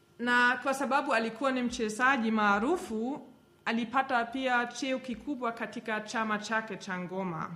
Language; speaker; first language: Swahili; non-native, fluent; German